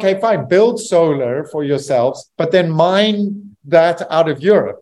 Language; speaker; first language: English; native; English